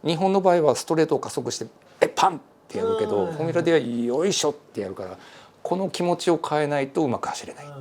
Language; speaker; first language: Japanese; native; Japanese